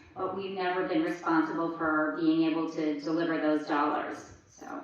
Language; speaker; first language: English; early bilingual, other home language; French